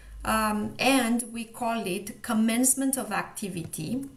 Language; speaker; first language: English; non-native, fluent; Romanian